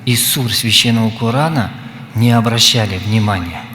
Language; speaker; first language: Russian; non-native, local second language; Kazakh